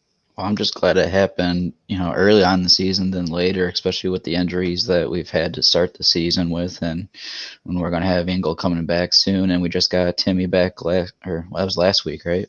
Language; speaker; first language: English; native; English